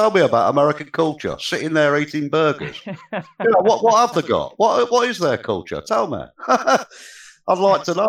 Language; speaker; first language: English; native; English